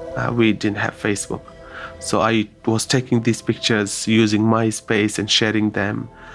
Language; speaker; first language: English; non-native, local second language; Hazaragi